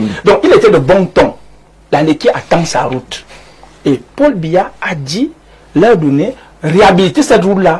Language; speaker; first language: French; native; French